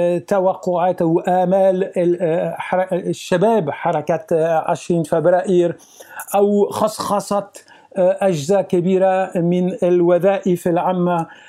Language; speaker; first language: Arabic; non-native, fluent; French